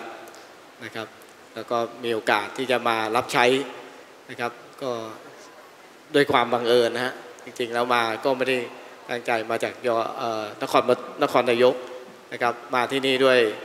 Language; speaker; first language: Thai; native; Thai